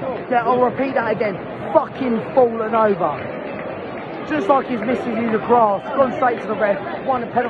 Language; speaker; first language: English; native; English